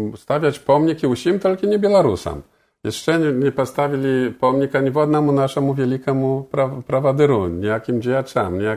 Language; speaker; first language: Polish; non-native, local second language; Belarusian